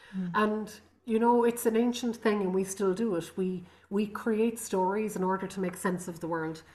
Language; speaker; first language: English; non-native, local second language; Irish